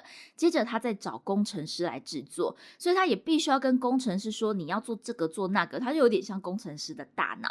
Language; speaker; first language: Chinese; native; Chinese